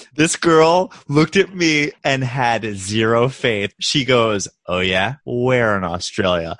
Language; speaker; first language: English; native; English